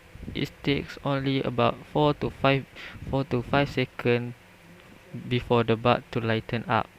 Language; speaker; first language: English; non-native, local second language; Malay